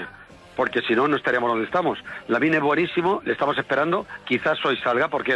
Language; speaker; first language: Spanish; native; Spanish